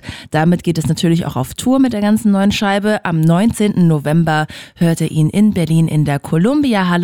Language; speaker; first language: German; native; German